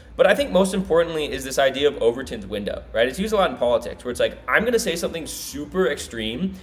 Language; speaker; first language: English; native; English